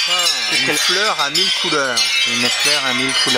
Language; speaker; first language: French; native; French